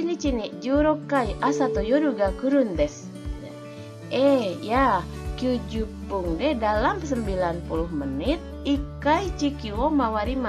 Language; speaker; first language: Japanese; non-native, fluent; Indonesian